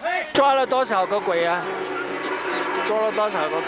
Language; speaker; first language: Chinese; native; Chinese